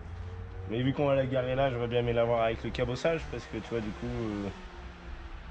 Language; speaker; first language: French; native; French